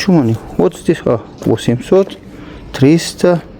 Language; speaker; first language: Russian; non-native, learner; Tajik